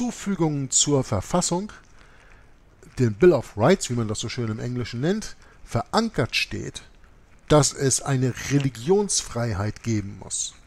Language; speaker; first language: German; native; German